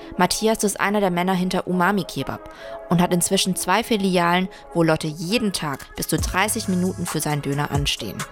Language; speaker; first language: German; early bilingual, other home language; Vietnamese